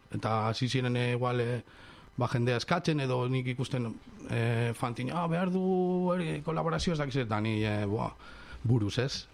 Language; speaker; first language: Basque; non-native, local second language; Spanish